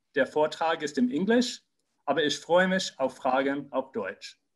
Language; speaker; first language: German; non-native, fluent; English